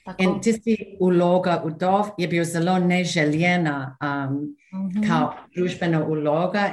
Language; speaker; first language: Slovenian; non-native, fluent; English